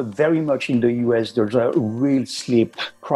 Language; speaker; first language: English; non-native, fluent; French